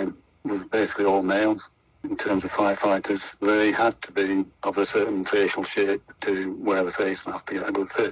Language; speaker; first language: English; native; English